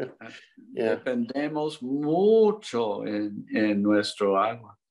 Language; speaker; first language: Spanish; non-native, learner; English